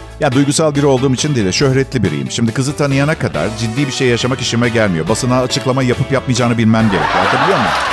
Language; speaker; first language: Turkish; native; Turkish